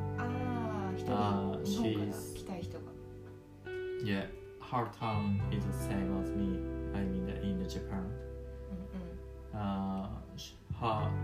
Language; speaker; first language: English; non-native, learner; Japanese